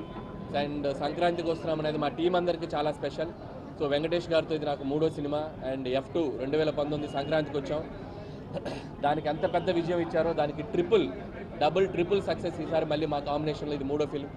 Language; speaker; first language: Telugu; native; Telugu